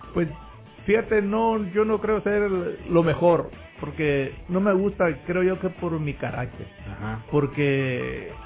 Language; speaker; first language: Spanish; native; Spanish